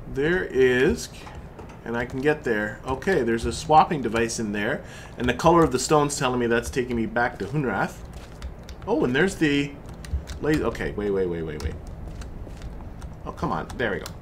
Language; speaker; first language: English; native; English